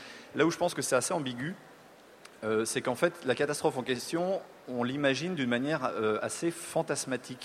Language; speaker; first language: French; native; French